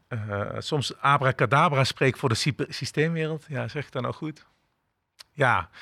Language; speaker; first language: Dutch; early bilingual, other home language; Turkish